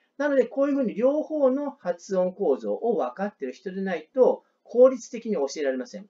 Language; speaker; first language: Japanese; native; Japanese